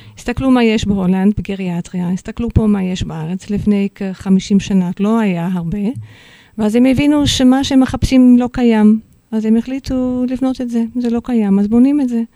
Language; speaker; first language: Hebrew; non-native, fluent; Dutch